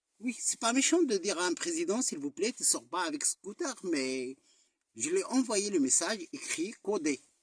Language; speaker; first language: French; non-native, local second language; Arabic